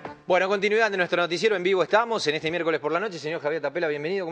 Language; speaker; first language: Spanish; native; Spanish